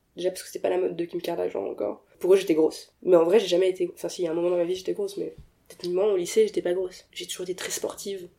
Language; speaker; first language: French; native; French